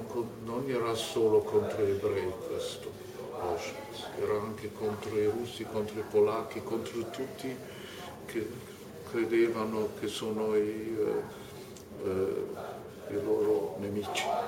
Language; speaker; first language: Italian; non-native, fluent; German